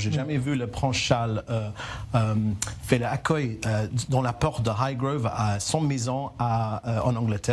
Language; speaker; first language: French; non-native, learner; English